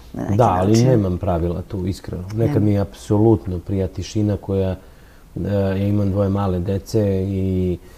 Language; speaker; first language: Serbian; native; Serbian